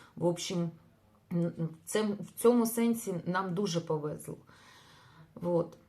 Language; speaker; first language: Ukrainian; non-native, local second language; Russian